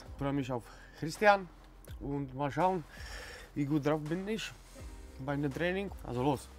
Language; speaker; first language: German; non-native, fluent; Czech